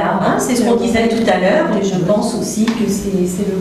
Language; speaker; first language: French; native; French